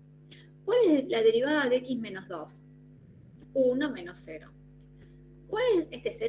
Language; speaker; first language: Spanish; native; Spanish